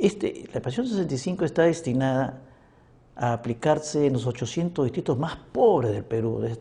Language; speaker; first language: Spanish; native; Spanish